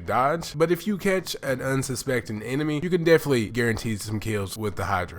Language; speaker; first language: English; native; English